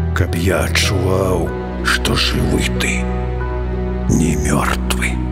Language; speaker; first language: Belarusian; native; Belarusian